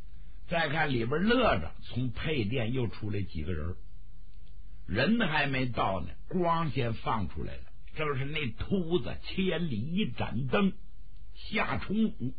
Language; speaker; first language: Chinese; native; Chinese